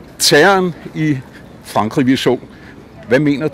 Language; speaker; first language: Danish; native; Danish